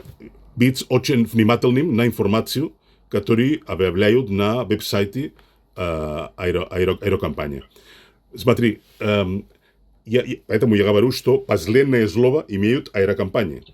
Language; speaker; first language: Russian; non-native, fluent; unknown